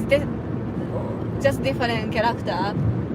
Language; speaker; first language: English; non-native, learner; Japanese